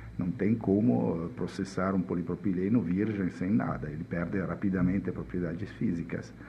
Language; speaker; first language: Portuguese; non-native, fluent; Italian